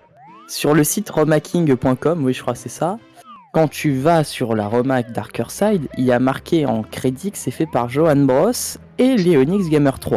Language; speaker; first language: French; native; French